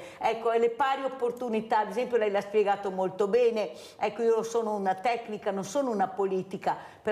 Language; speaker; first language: Italian; native; Italian